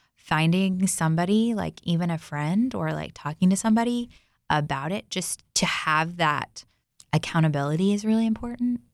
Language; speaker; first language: English; native; English